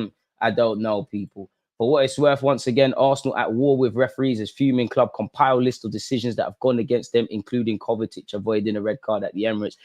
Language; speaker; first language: English; native; English